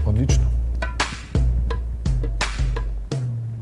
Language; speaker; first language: Slovenian; native; Slovenian